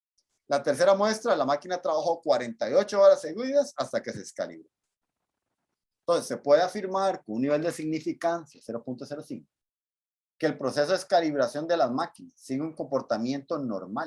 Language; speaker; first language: Spanish; native; Spanish